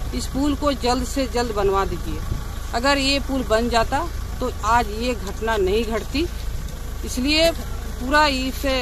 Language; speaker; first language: Hindi; native; Hindi